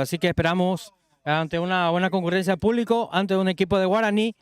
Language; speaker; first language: Spanish; native; Spanish